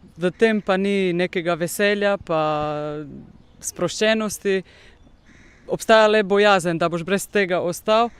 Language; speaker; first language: Slovenian; non-native, local second language; Romany